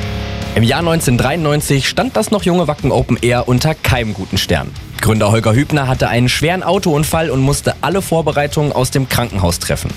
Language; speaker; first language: German; native; German